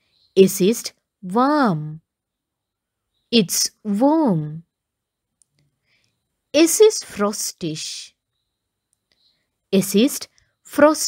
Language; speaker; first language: German; non-native, learner; Sinhala